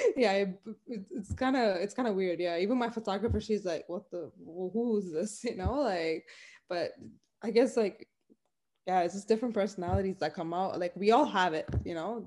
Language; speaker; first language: English; non-native, local second language; Tamil